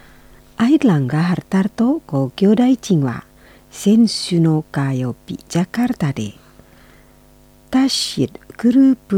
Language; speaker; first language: Japanese; non-native, fluent; Indonesian